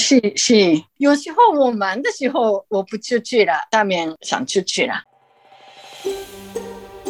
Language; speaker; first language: Chinese; non-native, fluent; Japanese